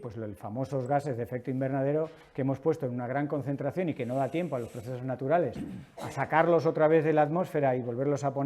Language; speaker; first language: Spanish; native; Spanish